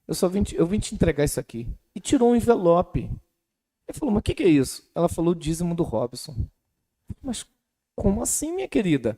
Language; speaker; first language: Portuguese; native; Portuguese